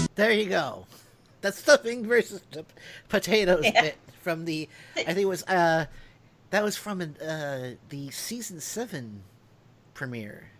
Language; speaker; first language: English; early bilingual, other home language; Italian